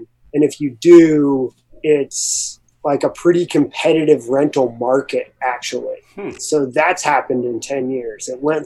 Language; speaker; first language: English; native; English